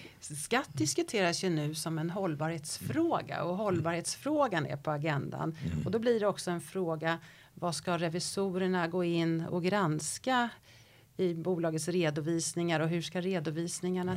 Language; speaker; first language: Swedish; native; Swedish